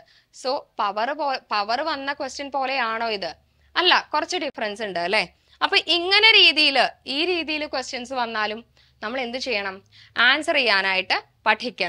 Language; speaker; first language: Malayalam; native; Malayalam